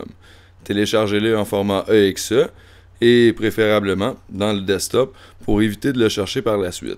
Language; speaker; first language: French; native; French